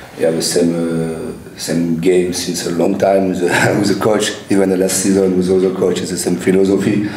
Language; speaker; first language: English; non-native, learner; French